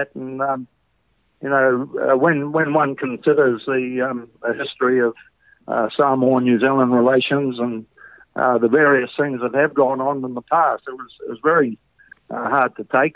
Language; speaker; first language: English; native; English